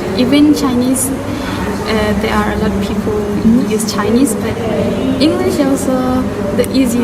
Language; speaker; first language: English; non-native, learner; Thai